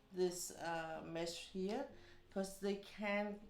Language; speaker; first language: English; non-native, fluent; Danish